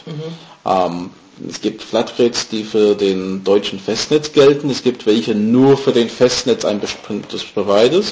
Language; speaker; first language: German; non-native, fluent; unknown